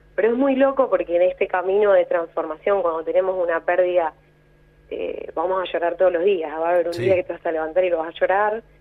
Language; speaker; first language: Spanish; native; Spanish